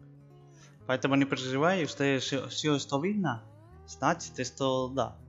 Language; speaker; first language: Russian; non-native, learner; Spanish